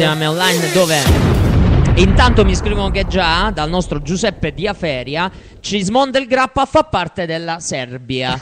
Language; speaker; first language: Italian; native; Italian